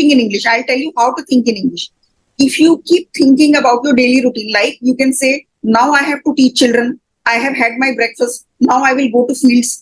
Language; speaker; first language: English; non-native, fluent; Hindi